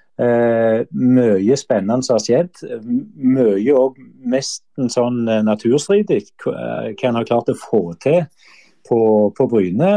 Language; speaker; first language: Norwegian; native; Norwegian